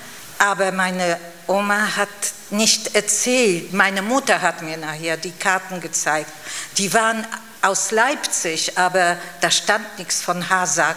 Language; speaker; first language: German; non-native, fluent; Polish